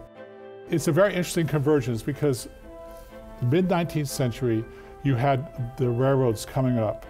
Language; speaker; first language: English; native; English